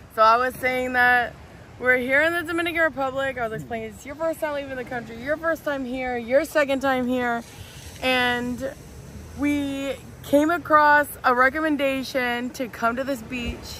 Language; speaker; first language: English; native; English